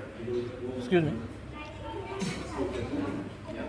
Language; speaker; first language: English; early bilingual, heritage; Bangla